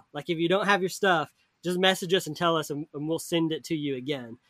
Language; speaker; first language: English; native; English